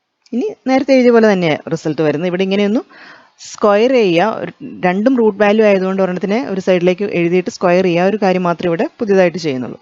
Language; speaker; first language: Malayalam; native; Malayalam